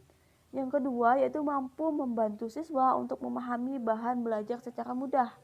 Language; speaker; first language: Indonesian; native; Indonesian